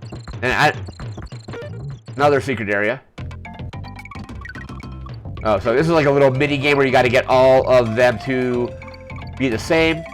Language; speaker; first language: English; native; English